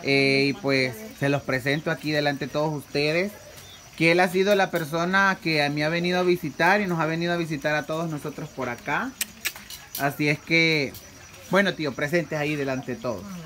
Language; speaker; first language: Spanish; native; Spanish